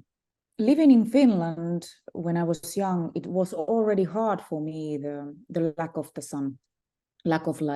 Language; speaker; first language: English; non-native, fluent; Finnish